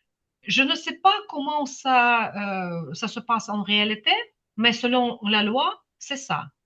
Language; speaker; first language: French; non-native, fluent; Ukrainian